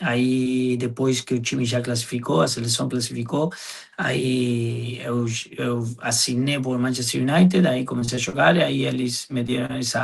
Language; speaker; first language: Portuguese; non-native, fluent; Spanish